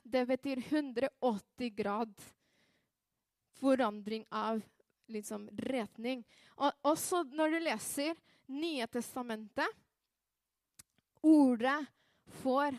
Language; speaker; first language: Norwegian; non-native, fluent; Spanish